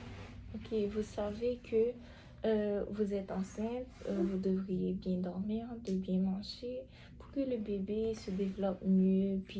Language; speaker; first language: French; native; French